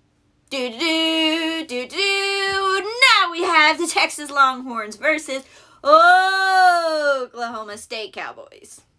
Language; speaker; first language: English; native; English